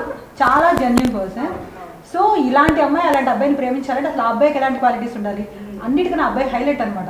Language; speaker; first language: Telugu; native; Telugu